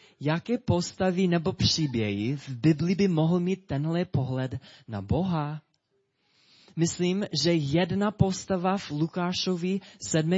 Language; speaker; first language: Czech; non-native, fluent; English